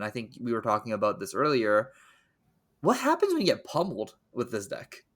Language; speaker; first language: English; native; English